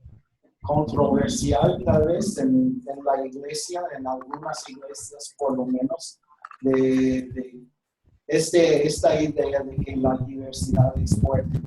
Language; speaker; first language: Spanish; non-native, fluent; English